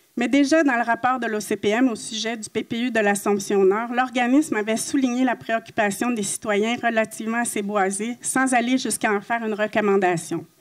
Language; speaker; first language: French; native; French